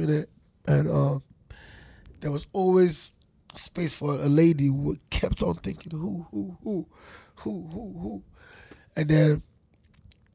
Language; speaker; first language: English; non-native, local second language; Yoruba